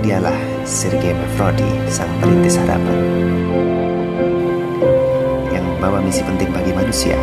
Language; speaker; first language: Indonesian; native; Indonesian